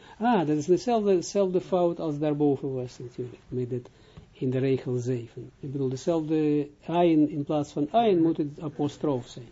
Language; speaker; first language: Dutch; non-native, fluent; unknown